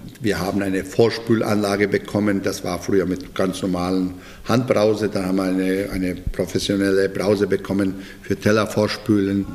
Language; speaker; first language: German; non-native, fluent; Bosnian